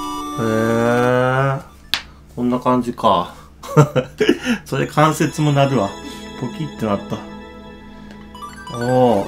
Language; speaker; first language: Japanese; native; Japanese